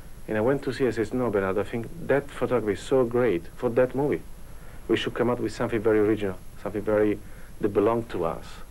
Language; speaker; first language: English; non-native, fluent; Italian